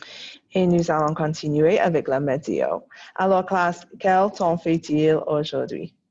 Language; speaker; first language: French; non-native, fluent; English